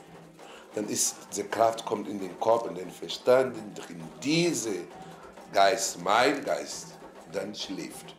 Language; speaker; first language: German; non-native, fluent; Portuguese